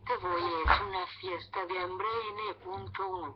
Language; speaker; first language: Spanish; native; Spanish